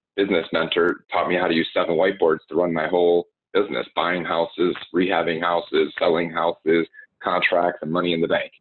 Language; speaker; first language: English; native; English